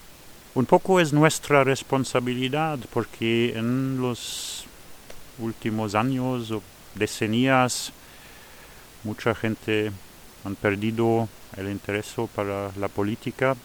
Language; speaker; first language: Spanish; non-native, fluent; Luxembourgish